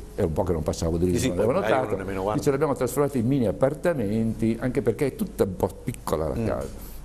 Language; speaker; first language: Italian; native; Italian